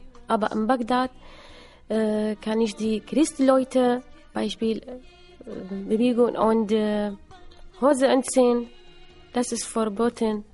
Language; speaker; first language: German; non-native, learner; Assyrian Neo-Aramaic